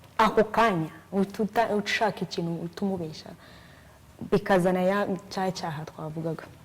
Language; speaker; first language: Kinyarwanda; early bilingual, heritage; Kinyarwanda